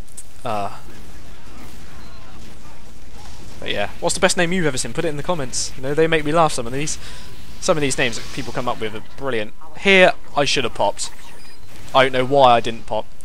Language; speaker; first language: English; native; English